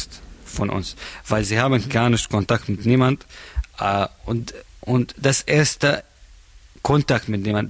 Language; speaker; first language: German; non-native, learner; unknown